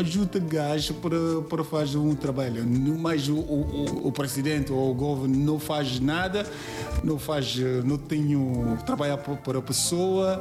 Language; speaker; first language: Portuguese; non-native, learner; Yoruba